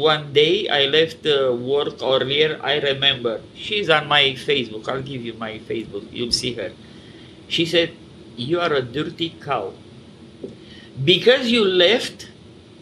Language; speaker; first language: English; non-native, fluent; Romanian